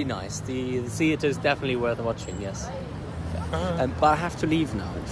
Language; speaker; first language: English; non-native, fluent; German